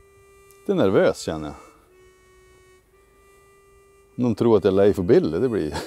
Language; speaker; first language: Swedish; native; Swedish